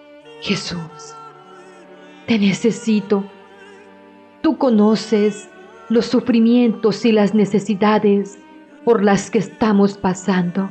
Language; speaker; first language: Spanish; native; Spanish